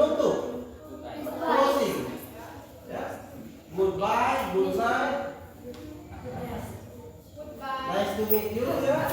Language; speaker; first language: English; non-native, learner; Indonesian